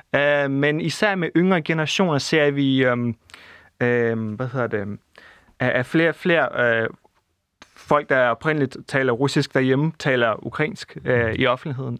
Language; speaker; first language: Danish; non-native, fluent; Russian